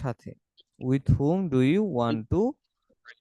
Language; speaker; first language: English; non-native, fluent; Bangla